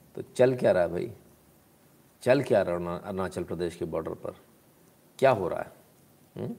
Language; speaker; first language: Hindi; native; Hindi